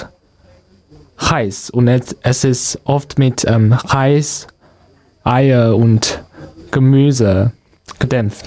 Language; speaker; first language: German; non-native, learner; Chinese